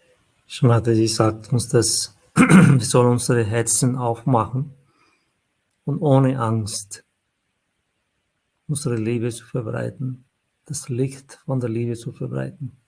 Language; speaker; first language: German; non-native, fluent; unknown